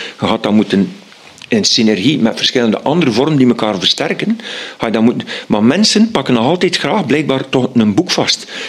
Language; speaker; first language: Dutch; native; Dutch